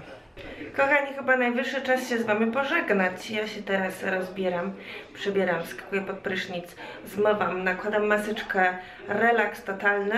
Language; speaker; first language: Polish; native; Polish